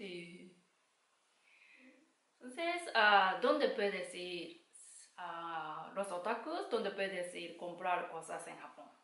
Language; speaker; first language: Spanish; non-native, learner; Japanese